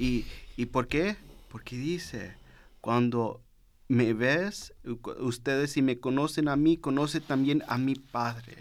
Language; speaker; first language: Spanish; early bilingual, heritage; Spanish